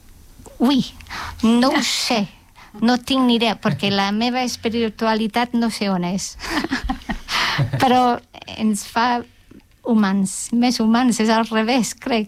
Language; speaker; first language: Catalan; non-native, fluent; English